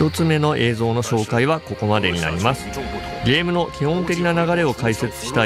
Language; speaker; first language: Japanese; native; Japanese